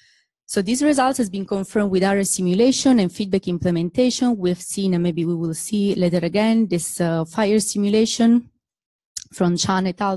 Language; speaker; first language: English; non-native, fluent; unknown